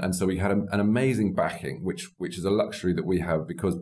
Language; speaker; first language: English; native; English